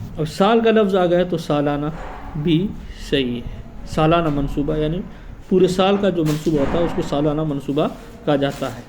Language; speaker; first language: Urdu; native; Urdu